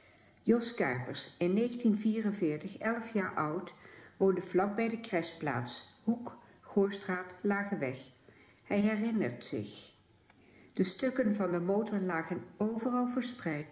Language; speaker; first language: Dutch; native; Dutch